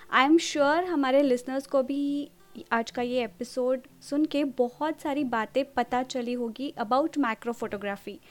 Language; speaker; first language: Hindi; non-native, local second language; Marathi